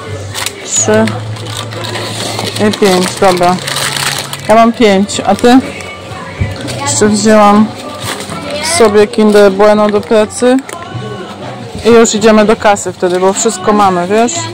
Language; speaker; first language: Polish; native; Polish